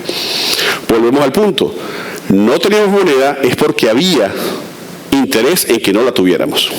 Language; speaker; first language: Spanish; native; Spanish